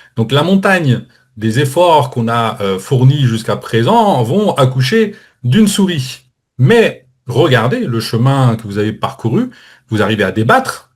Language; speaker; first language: French; native; French